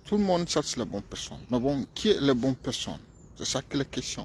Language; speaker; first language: French; non-native, fluent; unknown